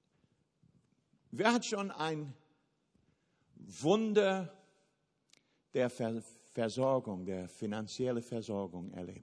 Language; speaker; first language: German; non-native, fluent; English